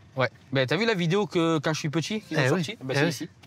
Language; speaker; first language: French; native; French